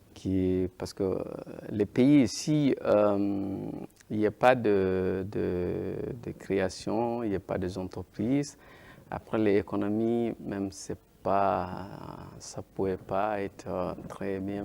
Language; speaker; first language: French; non-native, learner; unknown